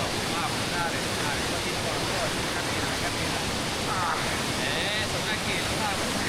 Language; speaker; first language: Spanish; native; Spanish